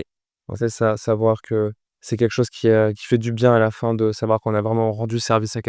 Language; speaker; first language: French; native; French